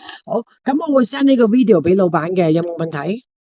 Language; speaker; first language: Cantonese; native; Cantonese